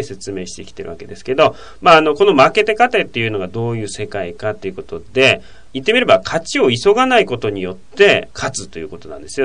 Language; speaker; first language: Japanese; native; Japanese